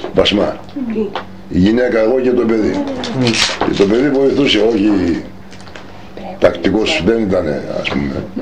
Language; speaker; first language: Greek; non-native, local second language; Turkish